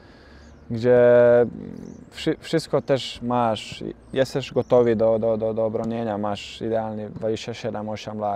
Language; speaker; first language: Polish; non-native, learner; Bosnian